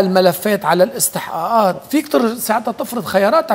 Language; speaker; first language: Arabic; native; Arabic